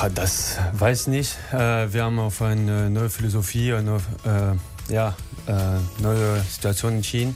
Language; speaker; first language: German; non-native, learner; French